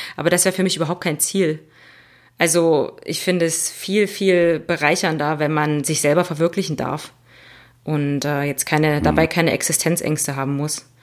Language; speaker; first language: German; native; German